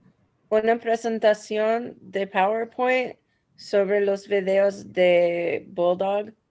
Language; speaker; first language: Spanish; non-native, learner; English